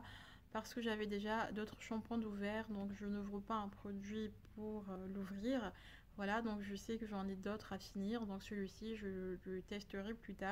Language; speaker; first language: French; native; French